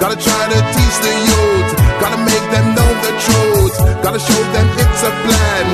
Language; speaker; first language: English; non-native, fluent; Dutch